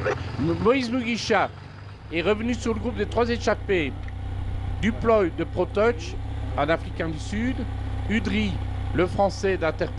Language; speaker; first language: French; native; French